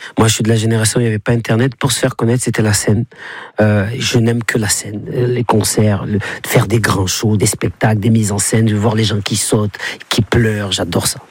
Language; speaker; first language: French; native; French